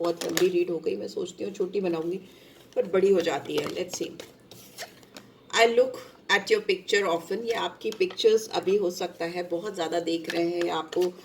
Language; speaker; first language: Hindi; native; Hindi